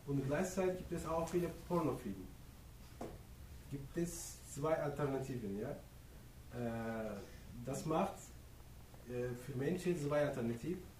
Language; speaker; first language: German; non-native, learner; Turkish